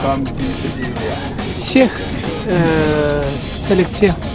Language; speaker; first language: Russian; non-native, learner; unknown